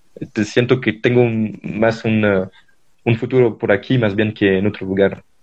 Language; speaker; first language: Spanish; non-native, fluent; French